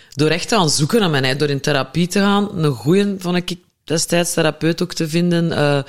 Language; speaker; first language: Dutch; native; Dutch